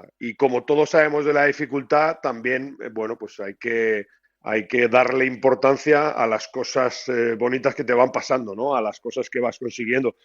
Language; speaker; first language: Spanish; native; Spanish